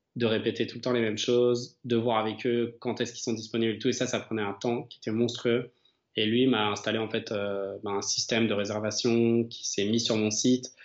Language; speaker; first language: French; native; French